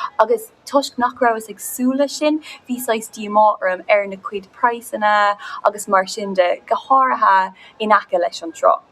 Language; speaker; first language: Irish; non-native, local second language; English